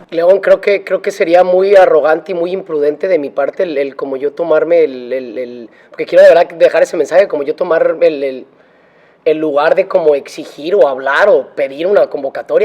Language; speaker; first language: Spanish; native; Spanish